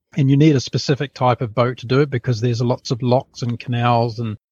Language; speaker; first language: English; native; English